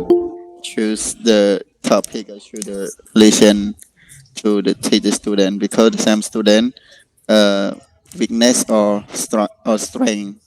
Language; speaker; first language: English; non-native, learner; Khmer